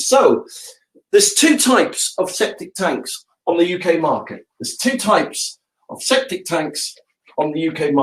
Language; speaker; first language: English; native; English